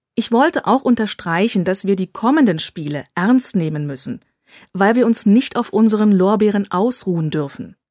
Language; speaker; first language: German; native; German